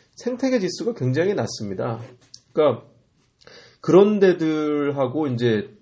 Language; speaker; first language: Korean; native; Korean